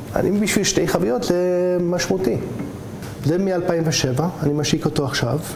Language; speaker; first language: Hebrew; non-native, fluent; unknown